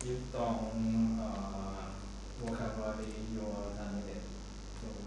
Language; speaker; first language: English; non-native, learner; Thai